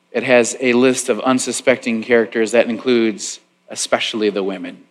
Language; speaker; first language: English; native; English